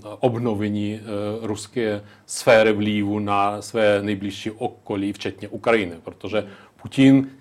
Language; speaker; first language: Czech; non-native, local second language; Ukrainian